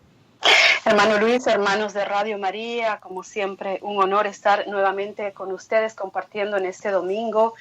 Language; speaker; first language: Spanish; native; Spanish